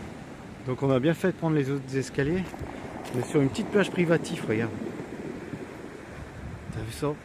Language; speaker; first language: French; native; French